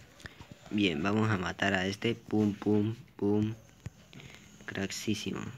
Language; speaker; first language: Spanish; native; Spanish